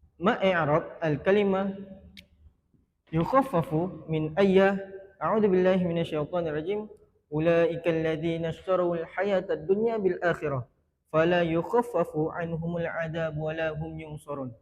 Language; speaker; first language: Arabic; non-native, learner; Indonesian